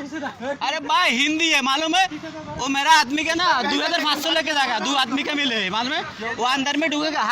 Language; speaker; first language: Hindi; non-native, learner; Bangla